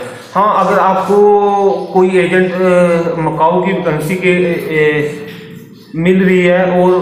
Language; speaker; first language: Hindi; native; Hindi